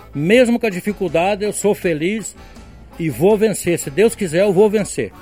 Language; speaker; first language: Portuguese; native; Portuguese